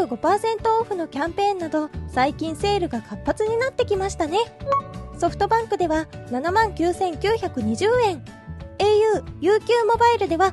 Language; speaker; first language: Japanese; native; Japanese